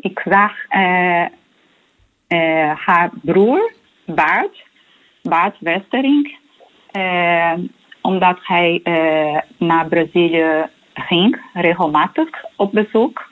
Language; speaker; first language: Dutch; non-native, fluent; Portuguese